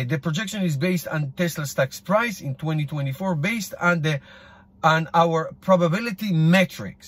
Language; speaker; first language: English; non-native, fluent; Hebrew